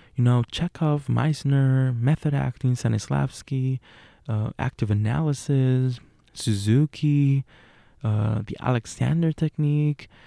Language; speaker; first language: English; non-native, fluent; Spanish